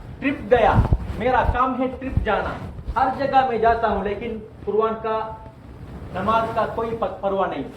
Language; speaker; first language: Urdu; non-native, learner; Tamil